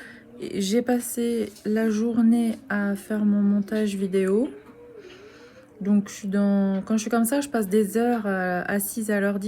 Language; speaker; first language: French; native; French